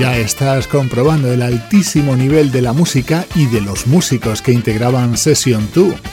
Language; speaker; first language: Spanish; native; Spanish